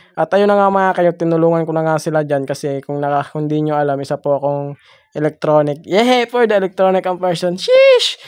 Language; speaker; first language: Filipino; non-native, local second language; Masbatenyo